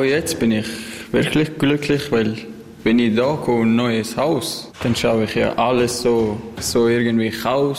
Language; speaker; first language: German; non-native, learner; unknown